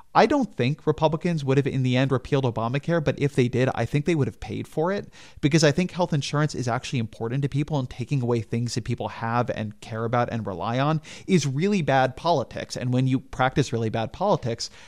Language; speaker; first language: English; native; English